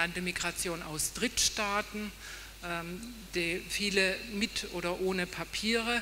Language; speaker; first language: German; native; German